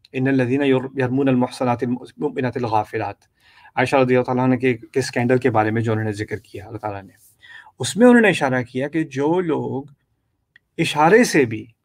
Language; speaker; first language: Urdu; native; Urdu